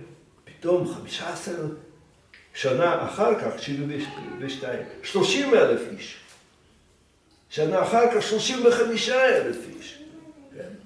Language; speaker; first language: Hebrew; non-native, fluent; Russian